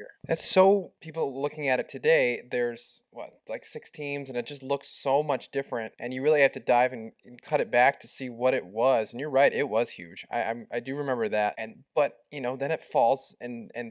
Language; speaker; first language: English; native; English